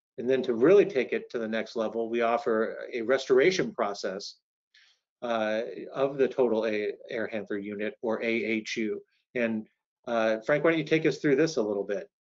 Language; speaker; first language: English; native; English